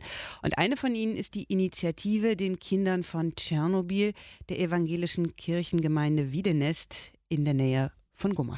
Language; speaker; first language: German; native; German